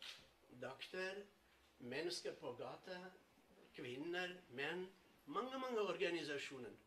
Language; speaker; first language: Norwegian; non-native, learner; Kurdish